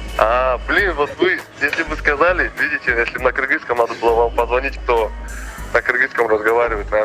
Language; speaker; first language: Russian; native; Russian